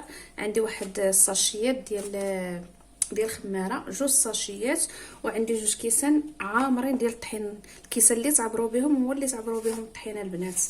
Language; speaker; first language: Arabic; native; Arabic